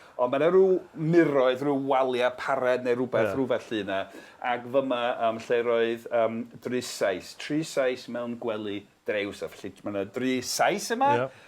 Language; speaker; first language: Welsh; non-native, fluent; English